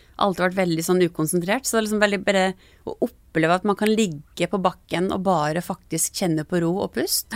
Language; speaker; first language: Norwegian; early bilingual, other home language; English